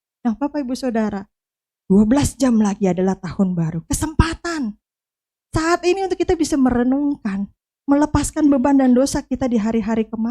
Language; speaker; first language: Indonesian; native; Indonesian